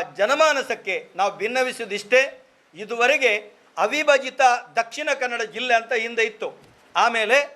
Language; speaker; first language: Kannada; non-native, local second language; Tulu